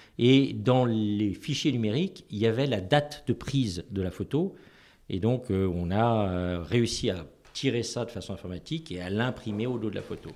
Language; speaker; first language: French; native; French